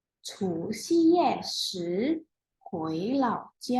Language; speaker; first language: Chinese; non-native, fluent; Indonesian